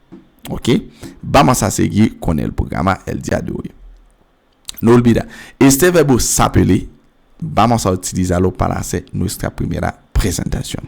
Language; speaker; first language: Spanish; non-native, fluent; French